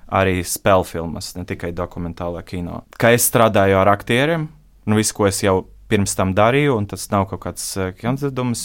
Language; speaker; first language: Latvian; non-native, local second language; Russian